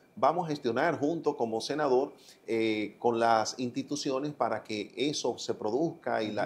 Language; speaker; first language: Spanish; native; Spanish